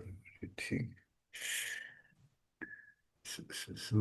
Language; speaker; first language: Chinese; non-native, learner; Indonesian